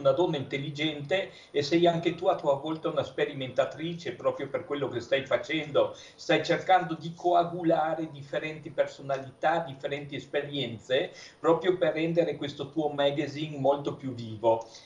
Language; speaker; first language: Italian; native; Italian